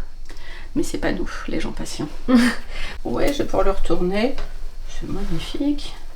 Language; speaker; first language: French; native; French